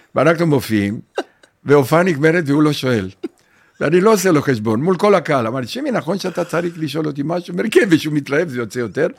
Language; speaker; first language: Hebrew; non-native, fluent; Romanian